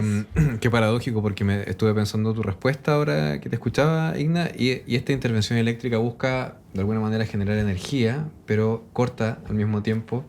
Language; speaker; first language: Spanish; native; Spanish